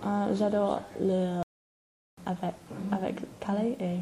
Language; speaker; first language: French; non-native, learner; English